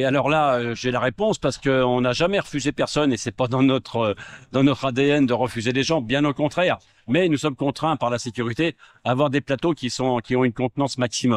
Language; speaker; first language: French; native; French